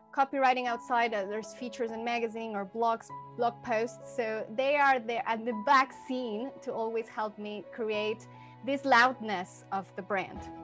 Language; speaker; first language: English; non-native, fluent; Spanish